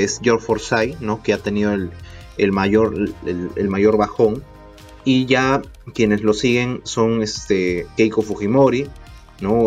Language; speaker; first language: Spanish; native; Spanish